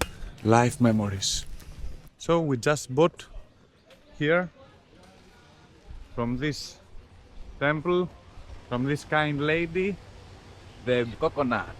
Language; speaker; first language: English; non-native, fluent; Greek